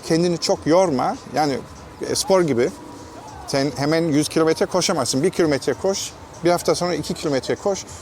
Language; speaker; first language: Turkish; non-native, fluent; German